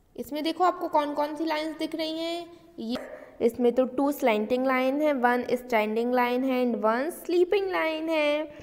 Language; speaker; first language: Hindi; native; Hindi